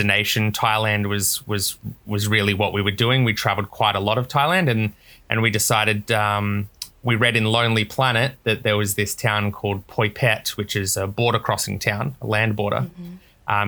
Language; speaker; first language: English; native; English